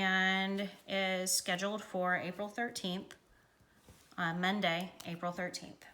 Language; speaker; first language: English; native; English